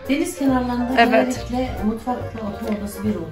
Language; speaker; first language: Turkish; native; Turkish